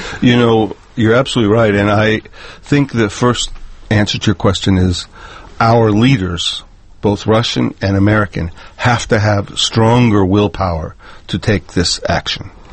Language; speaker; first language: English; native; English